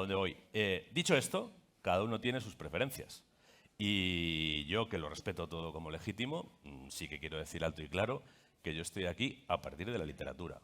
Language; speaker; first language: Spanish; native; Spanish